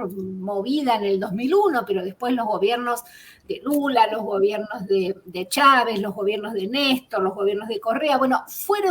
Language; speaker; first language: Spanish; native; Spanish